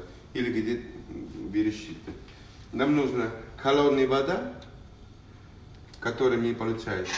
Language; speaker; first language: Russian; non-native, learner; Italian